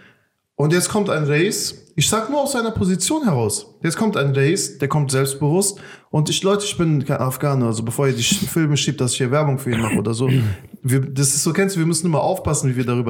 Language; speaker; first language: German; native; German